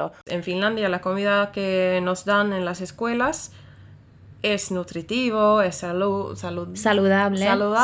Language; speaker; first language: Spanish; non-native, fluent; Finnish